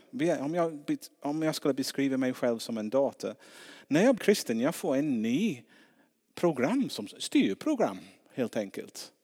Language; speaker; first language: Swedish; non-native, fluent; English